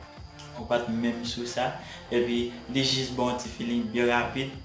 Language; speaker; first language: French; non-native, learner; Haitian Creole